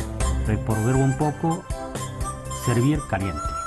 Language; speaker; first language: Spanish; non-native, fluent; Chinese